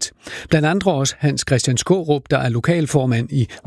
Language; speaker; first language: Danish; native; Danish